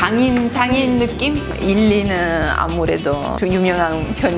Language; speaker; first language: Korean; non-native, learner; Italian